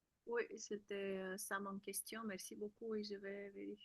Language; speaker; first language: French; non-native, learner; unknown